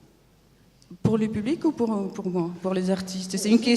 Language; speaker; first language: French; non-native, fluent; Spanish